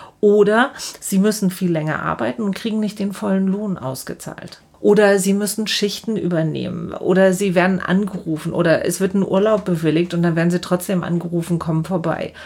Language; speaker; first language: German; native; German